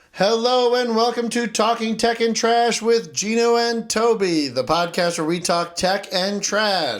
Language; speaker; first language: English; native; English